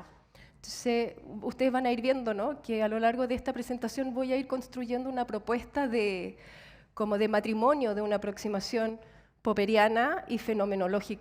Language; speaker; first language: Spanish; native; Spanish